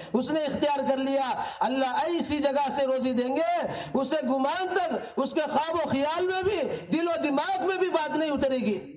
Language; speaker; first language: Urdu; native; Urdu